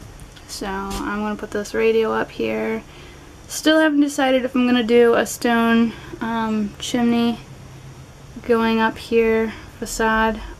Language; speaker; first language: English; native; English